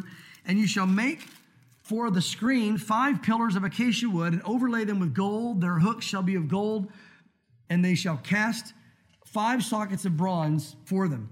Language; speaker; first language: English; native; English